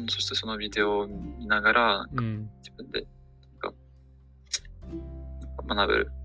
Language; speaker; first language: Japanese; non-native, learner; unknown